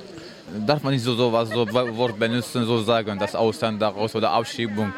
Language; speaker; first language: German; non-native, learner; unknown